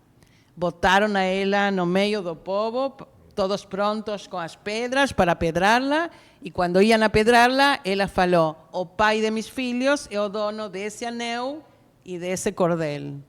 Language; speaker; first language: Portuguese; non-native, fluent; Spanish